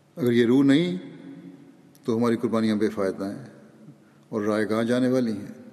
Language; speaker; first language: Urdu; native; Urdu